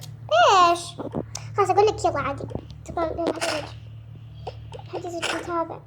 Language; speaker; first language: Arabic; native; Arabic